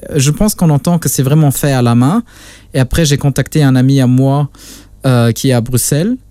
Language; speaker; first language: French; non-native, local second language; Luxembourgish